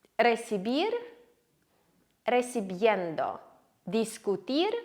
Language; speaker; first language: Spanish; non-native, fluent; Ukrainian